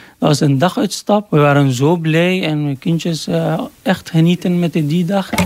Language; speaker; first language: Dutch; non-native, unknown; Arabic